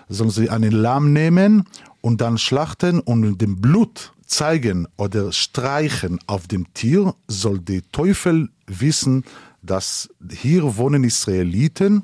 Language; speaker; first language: German; non-native, learner; Hebrew